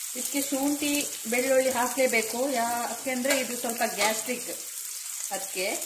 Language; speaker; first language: Kannada; non-native, local second language; Tulu